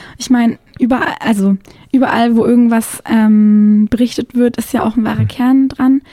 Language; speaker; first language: German; native; German